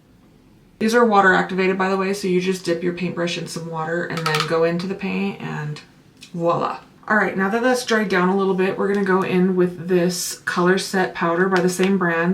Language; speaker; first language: English; native; English